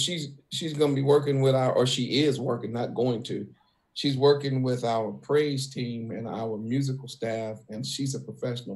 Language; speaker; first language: English; native; English